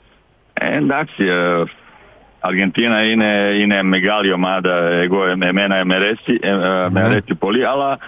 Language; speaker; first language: Greek; non-native, learner; Serbian